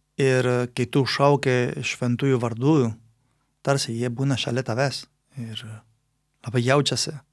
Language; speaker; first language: Lithuanian; non-native, fluent; Spanish